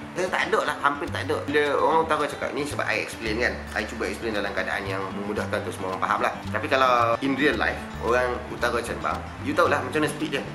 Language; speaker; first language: Malay; native; Malay